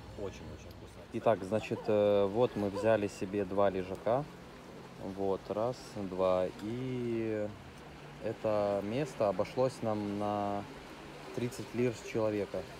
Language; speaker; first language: Russian; native; Russian